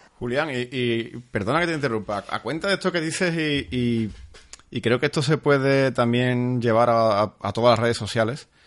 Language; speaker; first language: Spanish; native; Spanish